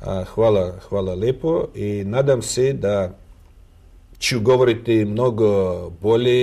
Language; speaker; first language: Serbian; non-native, learner; Russian